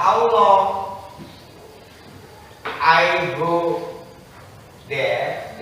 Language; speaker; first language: English; non-native, learner; Indonesian